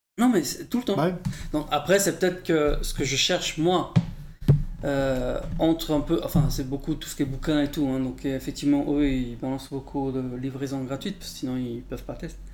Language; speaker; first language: French; early bilingual, other home language; Portuguese